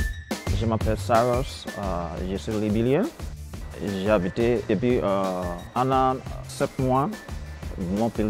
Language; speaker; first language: French; non-native, learner; Arabic